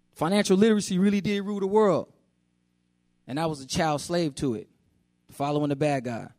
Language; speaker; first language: English; native; English